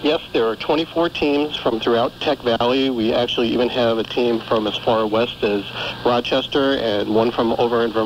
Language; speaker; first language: English; native; English